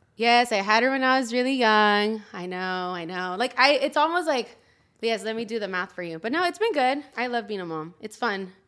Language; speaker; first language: English; early bilingual, other home language; Spanish